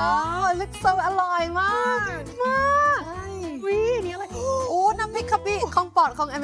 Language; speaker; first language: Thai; non-native, fluent; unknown